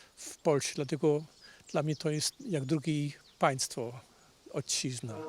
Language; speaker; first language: Polish; non-native, learner; Dutch